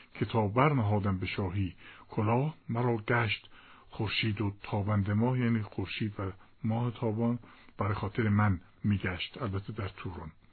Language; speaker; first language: Persian; native; Persian